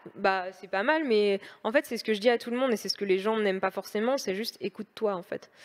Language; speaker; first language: French; native; French